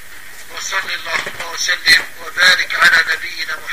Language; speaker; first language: Arabic; non-native, fluent; French